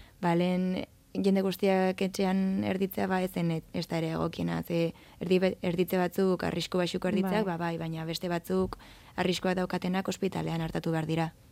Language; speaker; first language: Basque; native; Basque